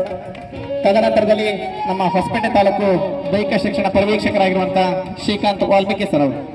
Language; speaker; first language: Kannada; native; Kannada